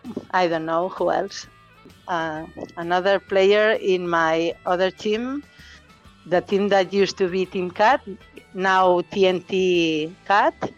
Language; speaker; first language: English; non-native, fluent; Catalan